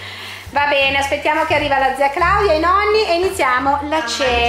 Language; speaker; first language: Italian; native; Italian